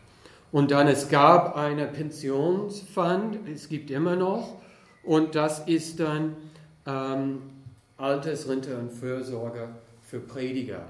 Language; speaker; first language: German; non-native, fluent; English